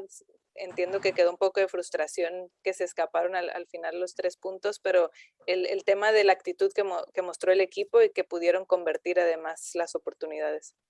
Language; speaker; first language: Spanish; native; Spanish